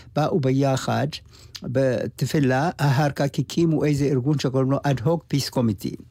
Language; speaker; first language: Hebrew; non-native, fluent; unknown